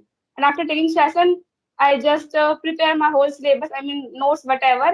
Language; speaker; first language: English; non-native, learner; Hindi